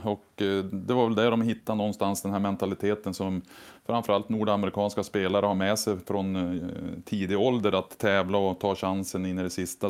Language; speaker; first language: Swedish; native; Swedish